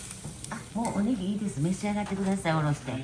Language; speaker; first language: Japanese; native; Japanese